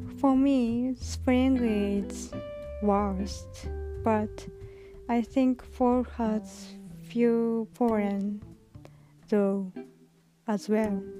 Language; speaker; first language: English; non-native, learner; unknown